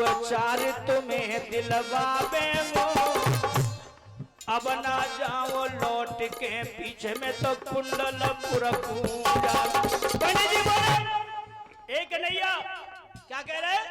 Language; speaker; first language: Hindi; native; Hindi